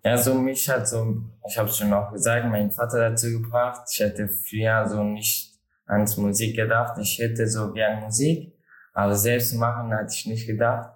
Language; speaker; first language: German; non-native, learner; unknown